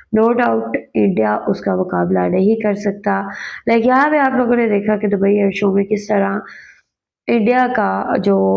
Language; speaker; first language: Urdu; native; Urdu